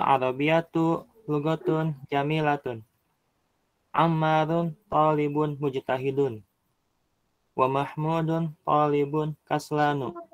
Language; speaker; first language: Arabic; non-native, learner; Indonesian